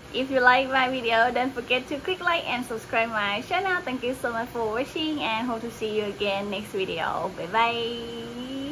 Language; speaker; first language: English; non-native, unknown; Thai